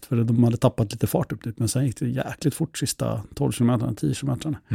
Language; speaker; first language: Swedish; native; Swedish